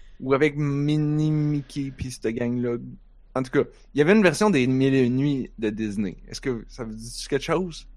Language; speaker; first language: French; native; French